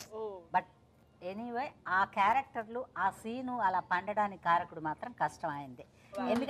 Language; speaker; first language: Telugu; native; Telugu